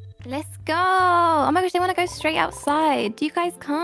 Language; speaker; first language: English; native; English